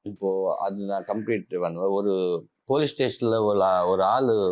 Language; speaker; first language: Tamil; non-native, learner; Telugu